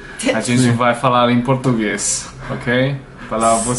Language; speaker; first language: Portuguese; non-native, learner; Chinese